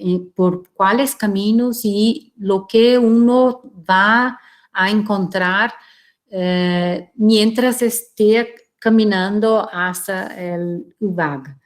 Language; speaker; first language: Spanish; non-native, fluent; Portuguese